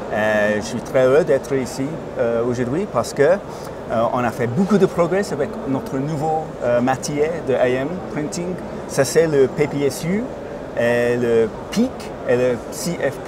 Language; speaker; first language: French; non-native, fluent; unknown